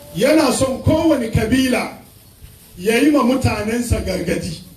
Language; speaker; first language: Hausa; non-native, local second language; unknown